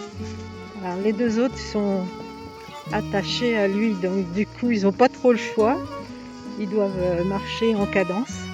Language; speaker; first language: French; native; French